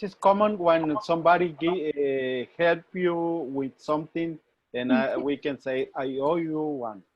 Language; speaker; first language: English; non-native, learner; Spanish